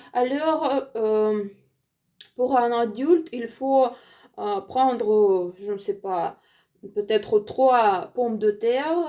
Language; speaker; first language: French; non-native, learner; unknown